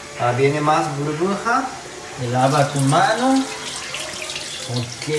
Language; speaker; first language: Spanish; non-native, learner; Japanese